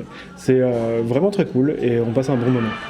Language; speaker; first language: French; native; French